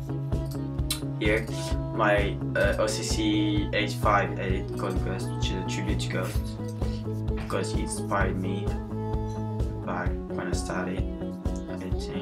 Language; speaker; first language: English; non-native, fluent; French